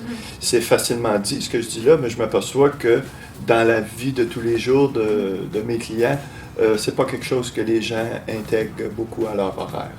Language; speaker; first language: French; native; French